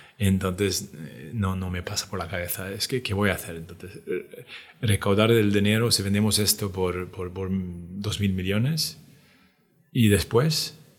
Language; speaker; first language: Spanish; non-native, fluent; Swedish